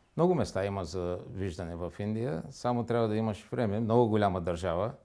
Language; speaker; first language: Bulgarian; native; Bulgarian